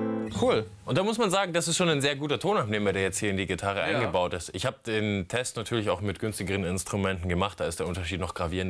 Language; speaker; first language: German; native; German